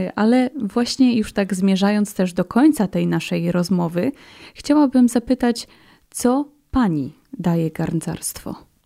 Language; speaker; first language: Polish; native; Polish